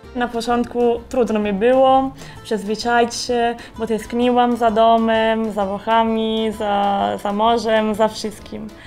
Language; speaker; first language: Polish; non-native, fluent; Italian